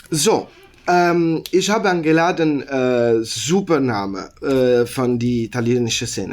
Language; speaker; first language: German; non-native, learner; Italian